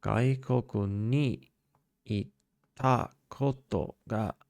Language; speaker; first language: Japanese; non-native, learner; English